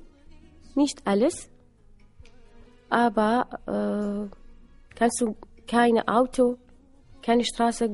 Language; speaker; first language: German; non-native, learner; Assyrian Neo-Aramaic